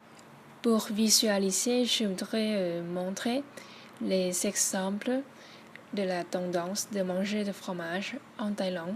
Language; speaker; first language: French; non-native, learner; Thai